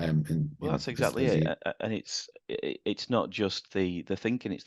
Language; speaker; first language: English; native; English